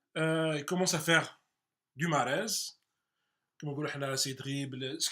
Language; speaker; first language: French; non-native, local second language; Arabic